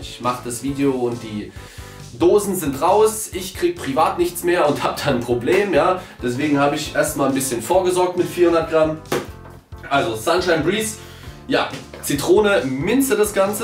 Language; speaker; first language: German; native; German